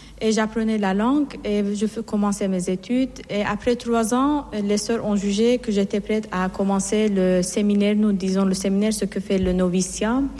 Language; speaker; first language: French; non-native, fluent; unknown